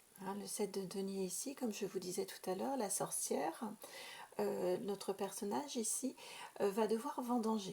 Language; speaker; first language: French; native; French